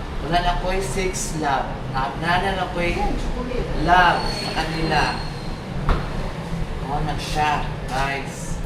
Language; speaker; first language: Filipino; non-native, local second language; Cebuano